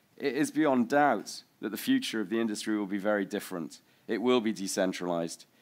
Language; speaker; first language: English; native; English